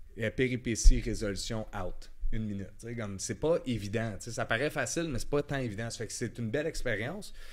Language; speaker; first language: French; native; French